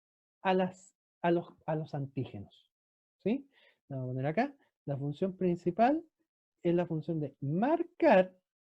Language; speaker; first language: Spanish; native; Spanish